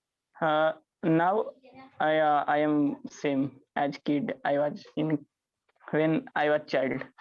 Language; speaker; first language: English; non-native, learner; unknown